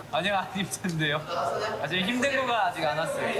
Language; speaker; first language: Korean; native; Korean